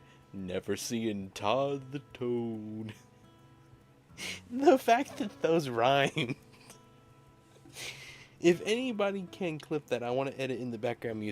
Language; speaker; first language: English; native; English